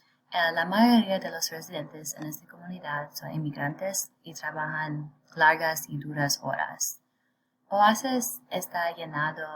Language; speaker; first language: Spanish; non-native, learner; English